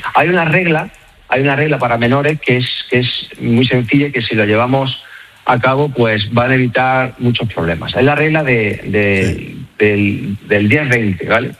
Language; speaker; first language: Spanish; native; Spanish